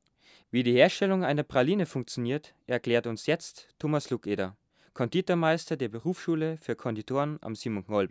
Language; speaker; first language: German; native; German